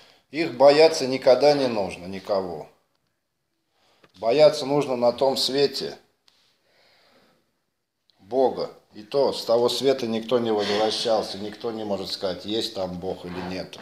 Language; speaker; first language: Russian; native; Russian